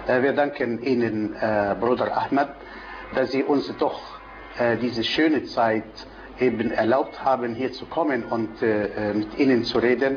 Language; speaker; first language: German; non-native, fluent; Arabic